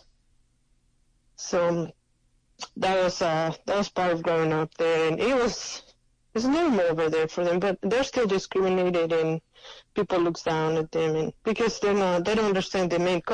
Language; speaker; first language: English; non-native, fluent; Spanish